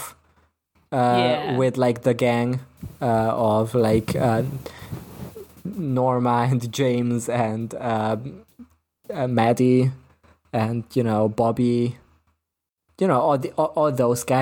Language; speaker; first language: English; non-native, fluent; German